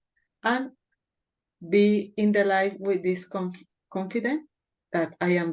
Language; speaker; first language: English; non-native, fluent; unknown